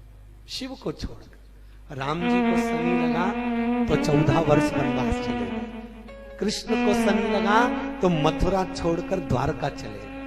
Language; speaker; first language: Hindi; native; Hindi